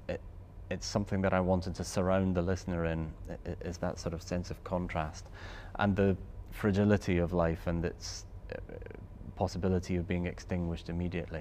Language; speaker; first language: English; native; English